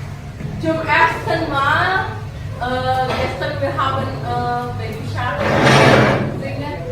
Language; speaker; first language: German; non-native, learner; Indonesian